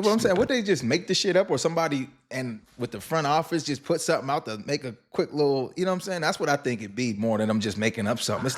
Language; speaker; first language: English; native; English